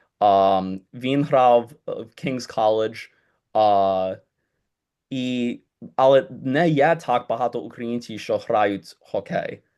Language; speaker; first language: Ukrainian; early bilingual, heritage; Ukrainian